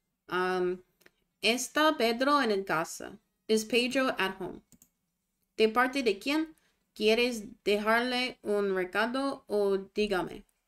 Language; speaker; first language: Spanish; non-native, learner; English